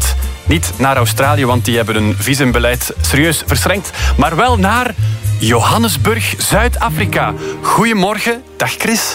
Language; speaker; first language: Dutch; native; Dutch